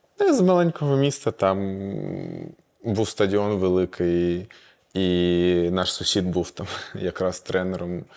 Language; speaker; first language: Ukrainian; non-native, local second language; Russian